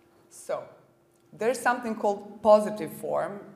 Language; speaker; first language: English; non-native, fluent; Serbian